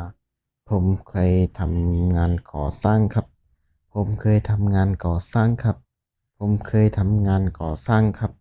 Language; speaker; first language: Thai; non-native, fluent; Burmese